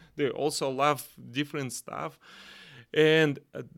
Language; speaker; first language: English; non-native, learner; Kazakh